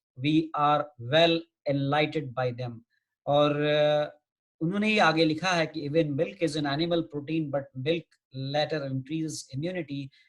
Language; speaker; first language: Hindi; native; Hindi